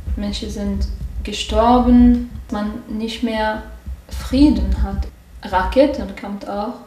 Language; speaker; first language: German; non-native, learner; Arabic